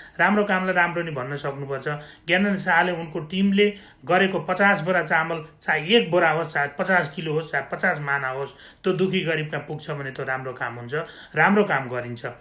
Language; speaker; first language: Nepali; native; Nepali